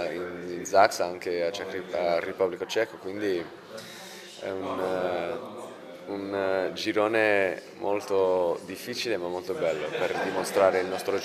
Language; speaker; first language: Italian; non-native, fluent; English